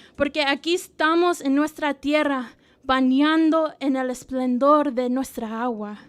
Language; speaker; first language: Spanish; early bilingual, heritage; Spanish